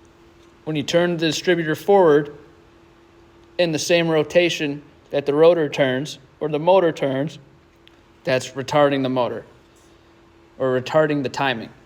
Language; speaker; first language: English; native; English